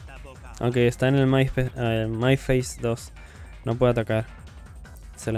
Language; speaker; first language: Spanish; native; Spanish